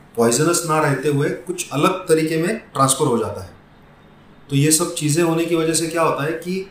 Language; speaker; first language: Hindi; non-native, local second language; Marathi